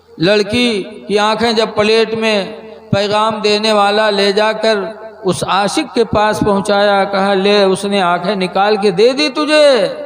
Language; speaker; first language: Urdu; native; Urdu